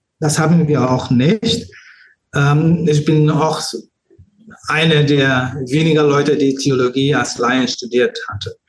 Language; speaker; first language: German; non-native, learner; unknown